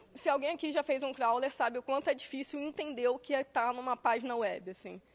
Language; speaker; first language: Portuguese; native; Portuguese